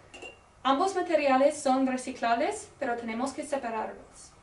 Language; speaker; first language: Spanish; non-native, learner; English